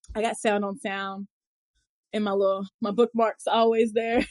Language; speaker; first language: English; native; English